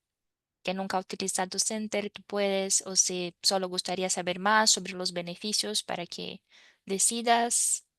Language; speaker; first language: Spanish; non-native, fluent; Portuguese